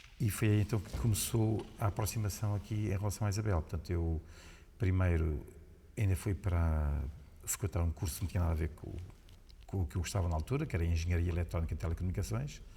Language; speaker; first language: Portuguese; native; Portuguese